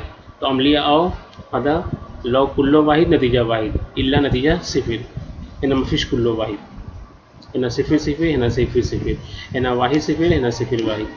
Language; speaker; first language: Arabic; non-native, learner; Urdu